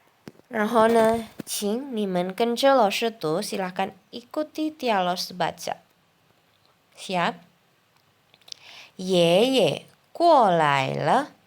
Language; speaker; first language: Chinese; non-native, fluent; Indonesian